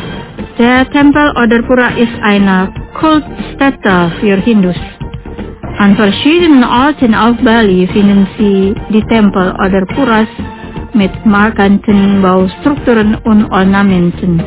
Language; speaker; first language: German; non-native, fluent; Indonesian